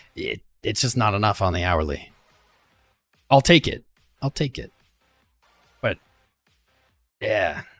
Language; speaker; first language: English; native; English